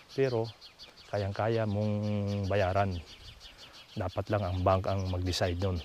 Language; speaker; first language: Filipino; non-native, local second language; Cebuano